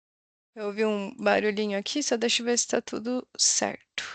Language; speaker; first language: Portuguese; native; Portuguese